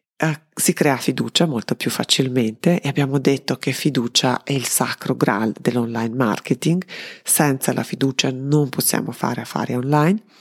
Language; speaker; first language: Italian; non-native, fluent; Serbian